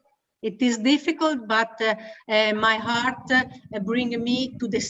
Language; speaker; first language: English; non-native, learner; Italian